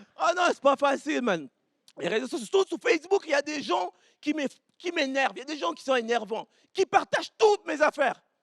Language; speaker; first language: French; early bilingual, other home language; Lingala